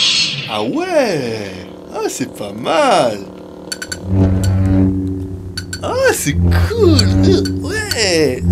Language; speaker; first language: French; native; French